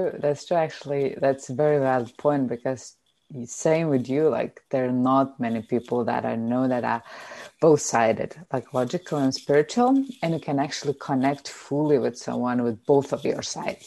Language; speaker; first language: English; non-native, fluent; Lithuanian